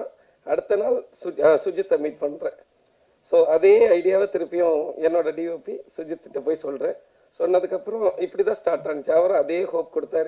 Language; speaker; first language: Tamil; native; Tamil